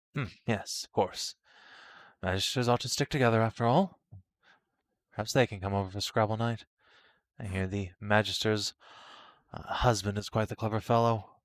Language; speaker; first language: English; native; English